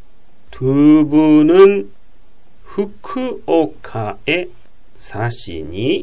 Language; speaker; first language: Korean; non-native, fluent; Japanese